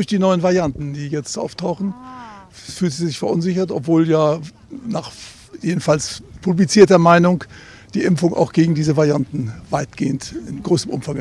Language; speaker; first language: German; native; German